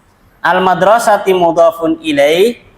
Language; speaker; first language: Arabic; non-native, fluent; Indonesian